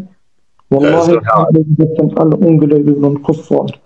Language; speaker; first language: German; non-native, learner; Kurdish